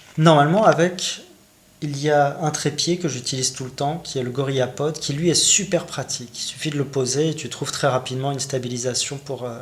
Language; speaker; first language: French; native; French